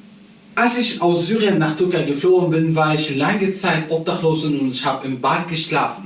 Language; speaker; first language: German; non-native, fluent; Arabic